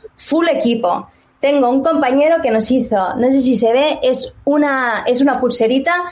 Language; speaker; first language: Spanish; native; Spanish